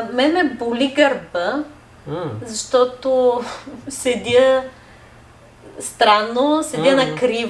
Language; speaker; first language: Bulgarian; non-native, fluent; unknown